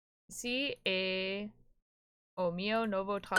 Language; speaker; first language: Portuguese; non-native, learner; English